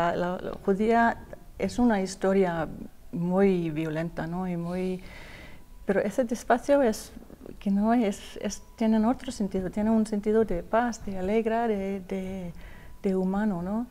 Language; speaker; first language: Spanish; non-native, learner; Danish